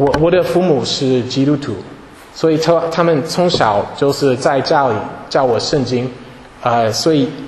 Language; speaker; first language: Chinese; non-native, fluent; English